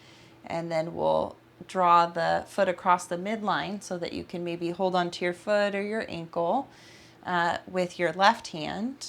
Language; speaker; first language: English; native; English